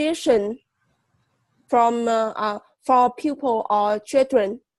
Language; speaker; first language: English; non-native, learner; Vietnamese